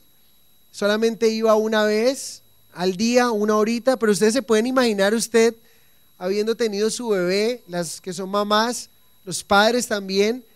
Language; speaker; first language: Spanish; native; Spanish